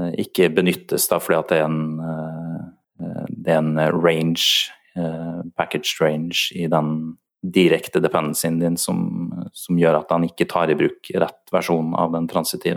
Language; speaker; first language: Norwegian; native; Norwegian